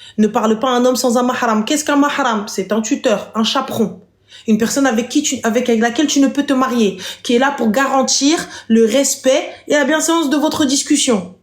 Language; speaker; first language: French; native; French